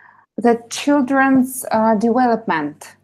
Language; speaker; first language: English; non-native, learner; Russian